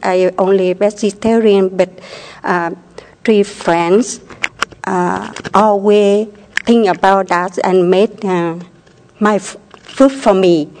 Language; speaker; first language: English; non-native, learner; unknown